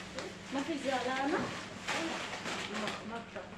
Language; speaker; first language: Arabic; non-native, learner; Oromo